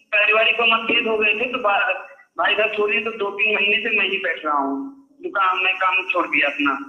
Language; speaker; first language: Hindi; native; Hindi